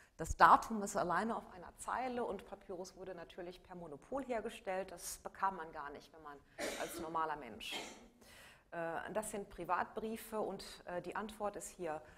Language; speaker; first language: German; native; German